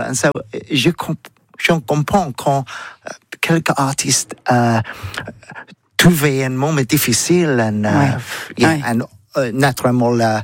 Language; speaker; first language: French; non-native, learner; English